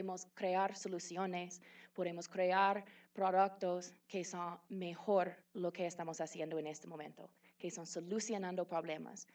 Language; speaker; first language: Spanish; non-native, fluent; English